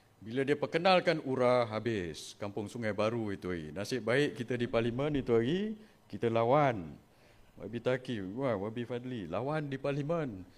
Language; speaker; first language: Malay; native; Malay